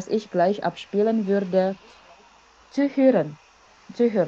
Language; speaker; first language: German; non-native, fluent; Indonesian